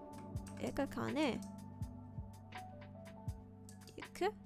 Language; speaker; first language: Japanese; non-native, learner; English